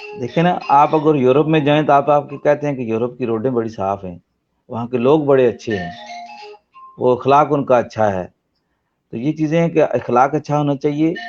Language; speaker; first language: Urdu; non-native, local second language; Punjabi